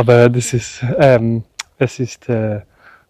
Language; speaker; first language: German; non-native, learner; Dutch